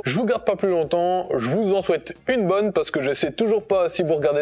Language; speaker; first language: French; native; French